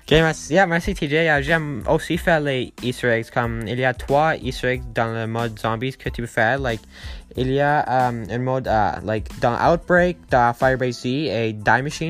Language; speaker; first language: French; non-native, learner; English